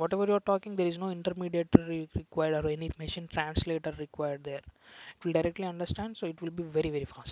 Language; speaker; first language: English; non-native, local second language; Telugu